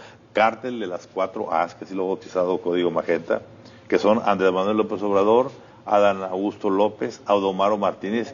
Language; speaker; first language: Spanish; native; Spanish